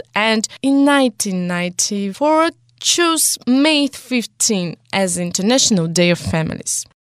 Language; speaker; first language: English; non-native, fluent; Russian